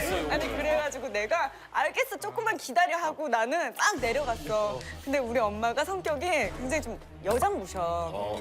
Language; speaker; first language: Korean; native; Korean